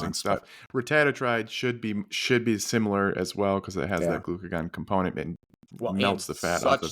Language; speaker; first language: English; native; English